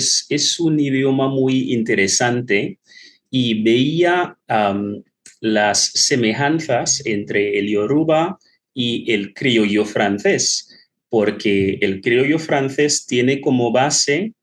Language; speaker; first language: Spanish; non-native, fluent; English